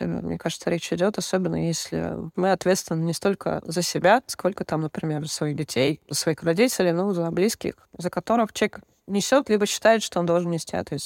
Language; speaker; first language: Russian; native; Russian